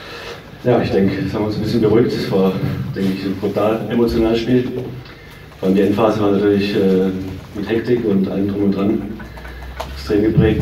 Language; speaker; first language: German; native; German